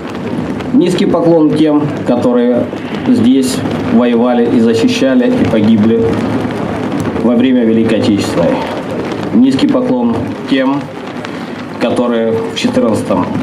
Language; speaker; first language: Russian; native; Russian